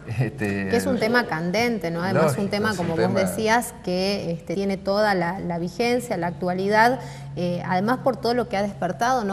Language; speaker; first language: Spanish; native; Spanish